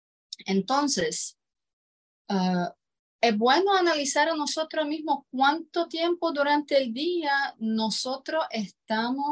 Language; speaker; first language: Spanish; non-native, fluent; Croatian